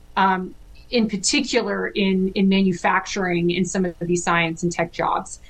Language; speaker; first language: English; native; English